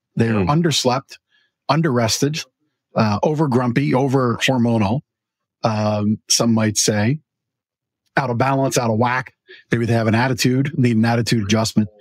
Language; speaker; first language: English; native; English